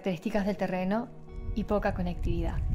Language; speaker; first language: Spanish; native; Spanish